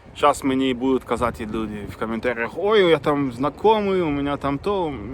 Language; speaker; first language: Ukrainian; non-native, local second language; Russian